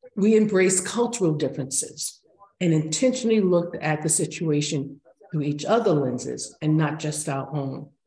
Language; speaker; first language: English; native; English